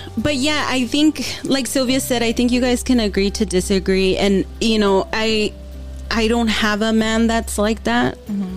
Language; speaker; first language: English; early bilingual, other home language; Spanish